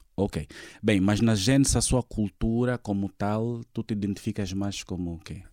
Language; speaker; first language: Portuguese; native; Portuguese